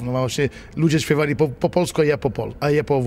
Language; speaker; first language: Polish; non-native, fluent; Italian